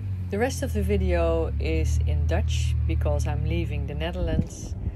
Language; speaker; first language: English; non-native, fluent; Dutch